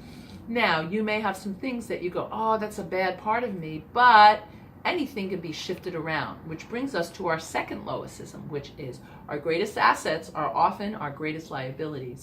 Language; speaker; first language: English; native; English